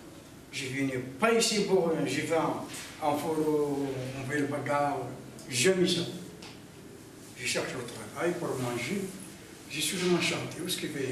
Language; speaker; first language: French; non-native, learner; Arabic